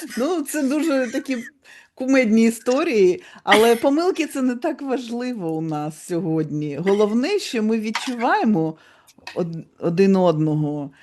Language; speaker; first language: Ukrainian; native; Ukrainian